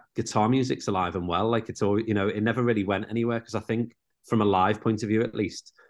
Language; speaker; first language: English; native; English